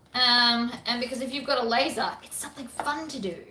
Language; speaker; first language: English; native; English